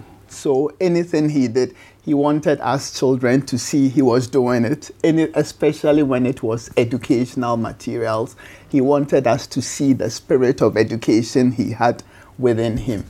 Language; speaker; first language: English; non-native, local second language; Akan